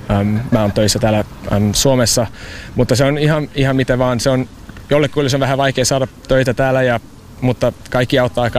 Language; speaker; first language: Finnish; non-native, learner; English